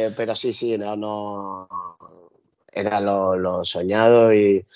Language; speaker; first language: Spanish; native; Spanish